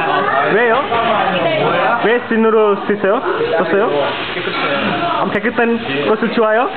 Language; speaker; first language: Korean; non-native, learner; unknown